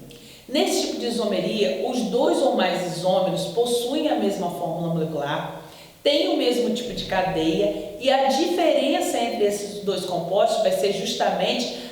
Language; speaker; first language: Portuguese; native; Portuguese